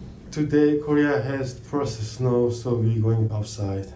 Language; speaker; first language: English; non-native, learner; Korean